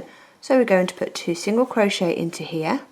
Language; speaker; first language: English; native; English